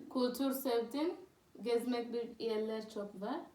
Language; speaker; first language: Turkish; non-native, learner; Swahili